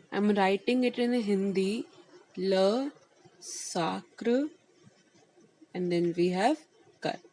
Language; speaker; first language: English; non-native, local second language; Hindi